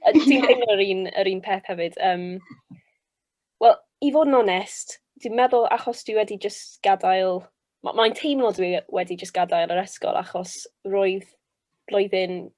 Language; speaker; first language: Welsh; non-native, local second language; English